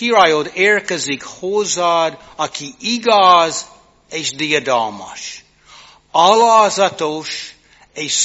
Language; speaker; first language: Hungarian; non-native, fluent; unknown